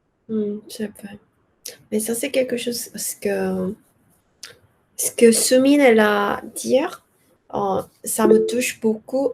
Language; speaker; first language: French; non-native, learner; Korean